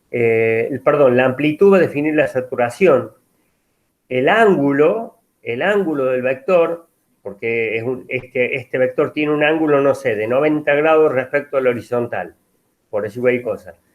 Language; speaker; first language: Spanish; native; Spanish